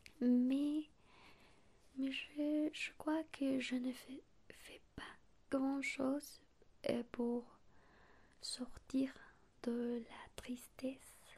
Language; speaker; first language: French; non-native, learner; Spanish